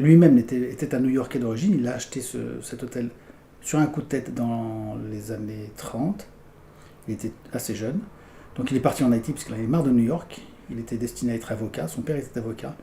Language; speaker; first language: French; native; French